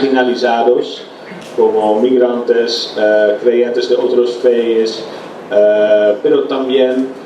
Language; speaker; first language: Spanish; non-native, fluent; Dutch